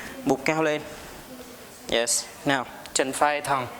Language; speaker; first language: Vietnamese; non-native, learner; Hindi